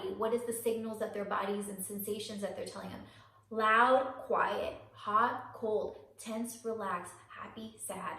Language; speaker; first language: English; native; English